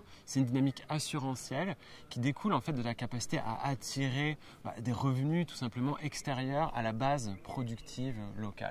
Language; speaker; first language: French; native; French